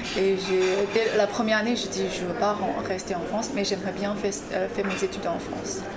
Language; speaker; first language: French; non-native, fluent; Chinese